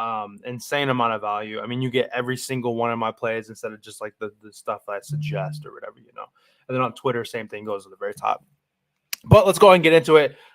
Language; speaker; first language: English; native; English